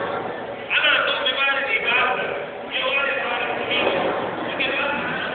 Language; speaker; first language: Italian; non-native, learner; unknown